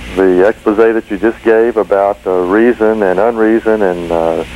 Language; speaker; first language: English; native; English